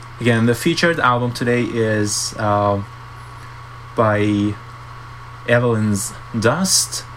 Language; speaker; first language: English; non-native, fluent; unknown